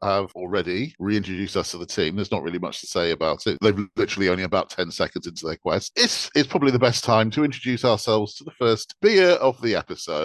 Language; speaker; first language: English; native; English